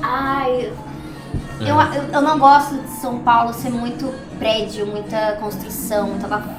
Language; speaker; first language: Portuguese; native; Portuguese